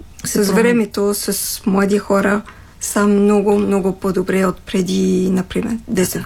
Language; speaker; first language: Bulgarian; non-native, fluent; French